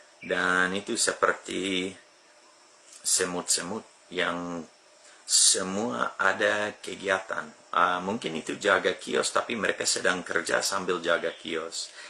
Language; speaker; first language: Indonesian; non-native, fluent; English